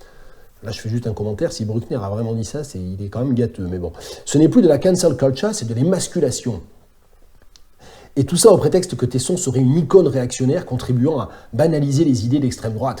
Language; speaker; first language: French; native; French